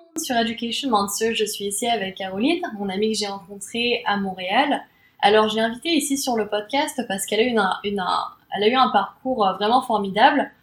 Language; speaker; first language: French; native; French